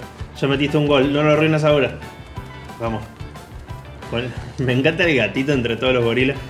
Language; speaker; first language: Spanish; native; Spanish